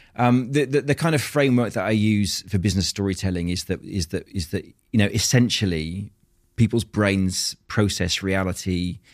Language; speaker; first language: English; native; English